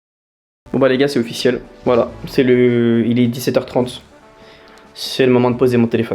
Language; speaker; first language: French; native; French